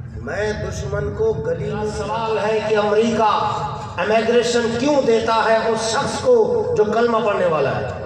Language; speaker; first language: Urdu; non-native, local second language; Baluchi